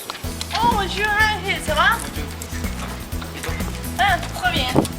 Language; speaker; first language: French; non-native, learner; Spanish